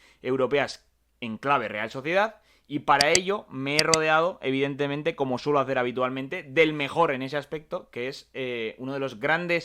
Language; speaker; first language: Spanish; native; Spanish